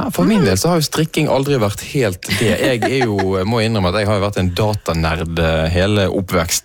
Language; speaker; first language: Norwegian; native; Norwegian